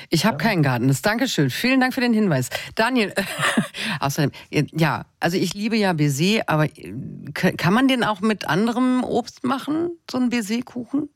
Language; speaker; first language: German; native; German